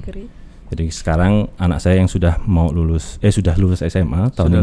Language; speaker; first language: Indonesian; native; Indonesian